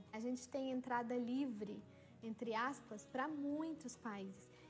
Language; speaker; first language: Portuguese; native; Portuguese